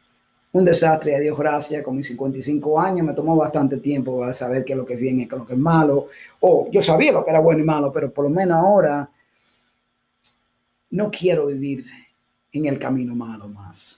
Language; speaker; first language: Spanish; early bilingual, heritage; Spanish